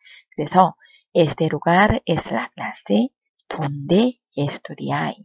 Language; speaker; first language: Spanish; non-native, fluent; Korean